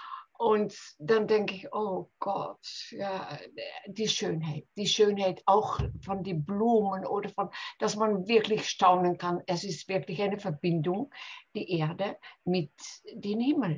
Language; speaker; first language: German; non-native, fluent; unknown